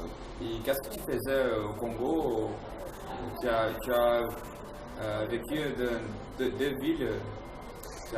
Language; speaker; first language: French; non-native, fluent; Portuguese